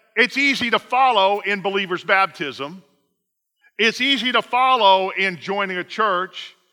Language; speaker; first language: English; native; English